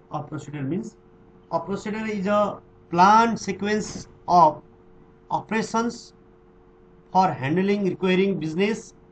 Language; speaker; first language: English; non-native, local second language; Nepali